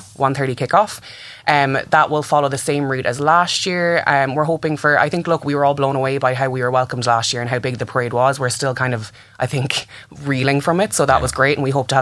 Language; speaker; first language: English; native; English